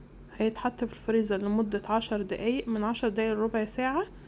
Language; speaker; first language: Arabic; native; Arabic